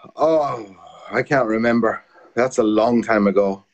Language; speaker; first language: English; native; English